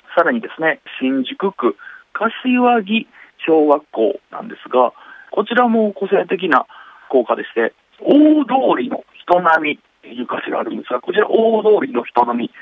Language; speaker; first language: Japanese; native; Japanese